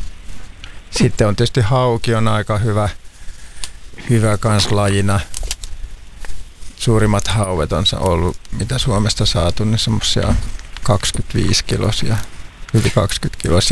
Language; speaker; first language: Finnish; native; Finnish